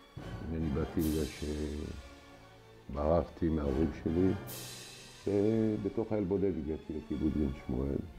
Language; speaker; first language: Hebrew; non-native, fluent; French